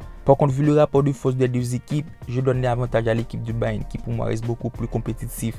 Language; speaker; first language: French; native; French